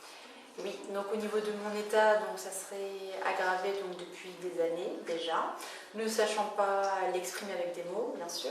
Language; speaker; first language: French; native; French